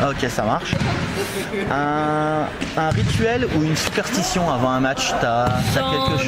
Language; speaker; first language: French; native; French